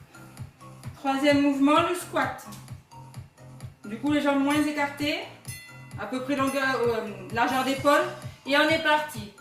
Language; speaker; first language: French; native; French